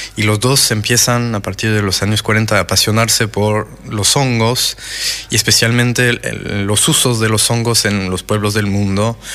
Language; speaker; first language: Spanish; non-native, fluent; French